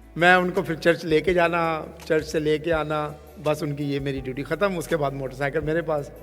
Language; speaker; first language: Urdu; native; Urdu